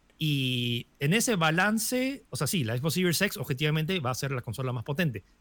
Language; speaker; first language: Spanish; early bilingual, other home language; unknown